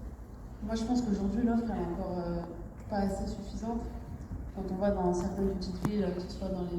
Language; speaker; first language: French; native; French